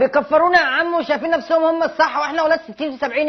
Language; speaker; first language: Arabic; native; Arabic